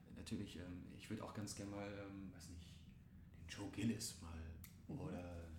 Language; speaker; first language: German; native; German